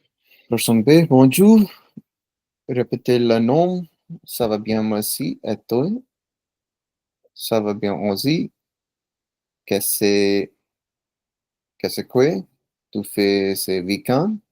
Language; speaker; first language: French; non-native, learner; Punjabi